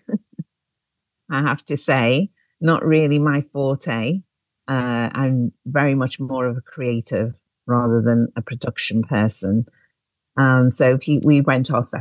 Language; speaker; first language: English; native; English